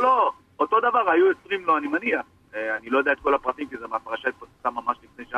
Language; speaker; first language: Hebrew; native; Hebrew